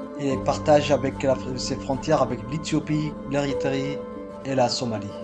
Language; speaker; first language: French; non-native, local second language; Somali